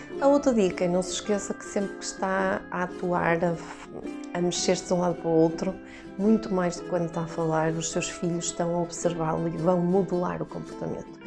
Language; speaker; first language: Portuguese; native; Portuguese